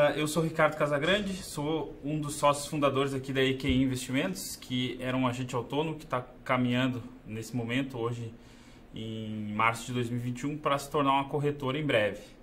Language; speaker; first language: Portuguese; native; Portuguese